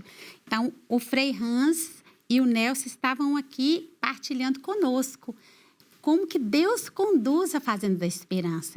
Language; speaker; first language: Portuguese; native; Portuguese